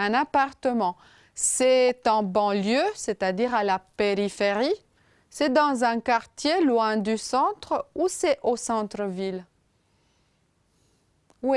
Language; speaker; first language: French; non-native, fluent; Romanian